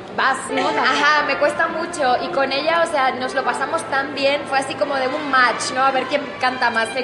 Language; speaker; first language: Spanish; native; Spanish